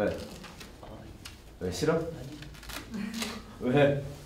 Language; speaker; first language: Korean; native; Korean